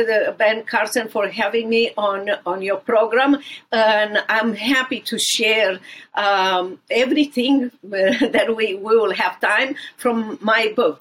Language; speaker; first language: English; non-native, fluent; Romanian